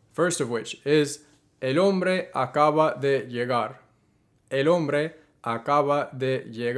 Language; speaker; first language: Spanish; non-native, fluent; English